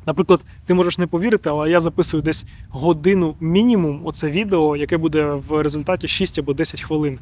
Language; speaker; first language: Ukrainian; non-native, local second language; Russian